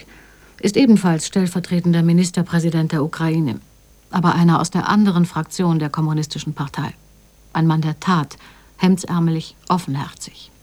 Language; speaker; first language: German; native; German